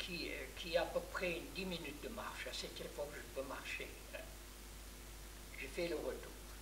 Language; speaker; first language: French; non-native, fluent; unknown